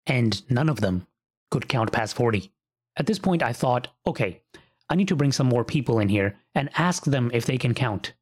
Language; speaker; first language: English; early bilingual, other home language; Punjabi